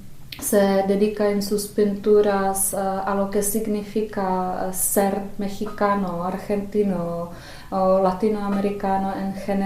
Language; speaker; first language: Spanish; non-native, fluent; Czech